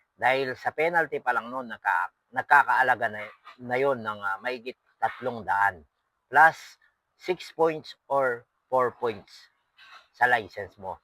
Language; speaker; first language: Filipino; non-native, local second language; Pampanga